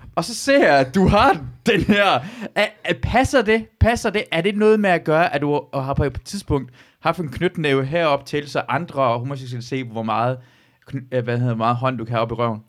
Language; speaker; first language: Danish; early bilingual, other home language; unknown